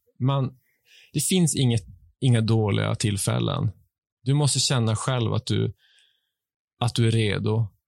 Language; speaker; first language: Swedish; native; Swedish